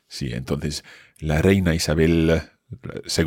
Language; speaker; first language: Spanish; non-native, fluent; English